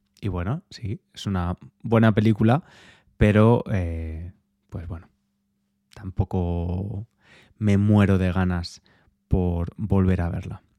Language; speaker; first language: Spanish; native; Spanish